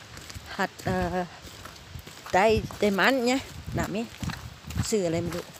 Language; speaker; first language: German; non-native, learner; Thai